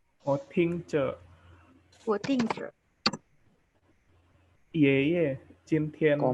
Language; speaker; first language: Chinese; non-native, learner; Indonesian